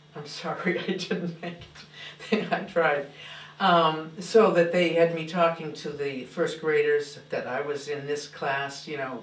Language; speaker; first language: English; native; English